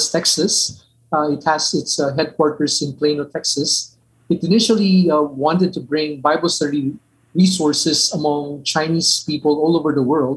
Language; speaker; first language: English; non-native, local second language; Min Nan Chinese